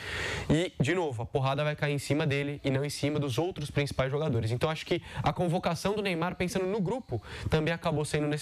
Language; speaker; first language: Portuguese; native; Portuguese